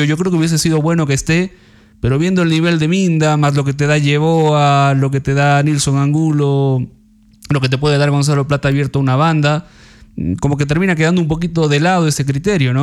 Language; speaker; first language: Spanish; native; Spanish